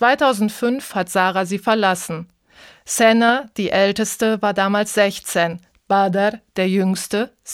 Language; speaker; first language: German; native; German